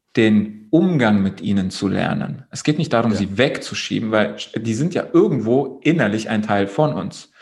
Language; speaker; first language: German; non-native, local second language; Greek